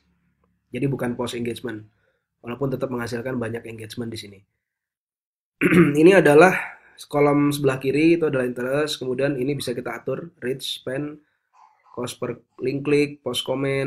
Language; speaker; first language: Indonesian; native; Indonesian